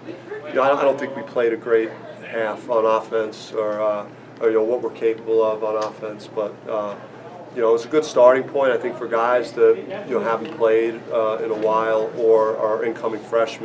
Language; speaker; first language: English; native; English